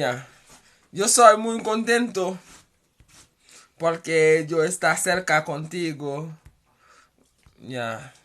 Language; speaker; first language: Spanish; non-native, learner; Haitian Creole